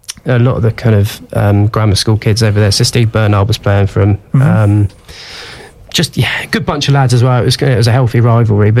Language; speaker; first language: English; native; English